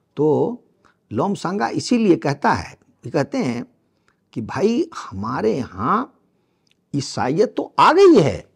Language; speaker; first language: Hindi; native; Hindi